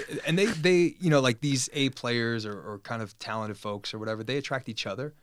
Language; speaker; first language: English; native; English